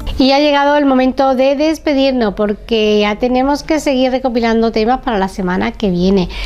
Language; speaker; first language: Spanish; native; Spanish